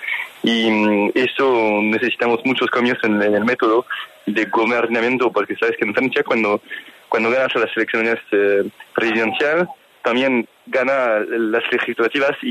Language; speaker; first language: Spanish; non-native, fluent; French